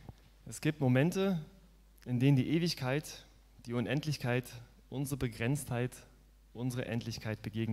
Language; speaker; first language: German; native; German